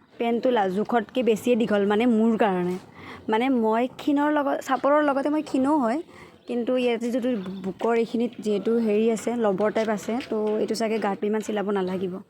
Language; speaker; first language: Assamese; native; Assamese